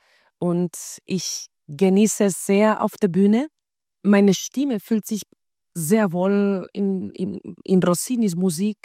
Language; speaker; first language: German; non-native, fluent; Spanish